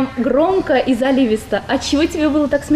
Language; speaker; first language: Russian; native; Russian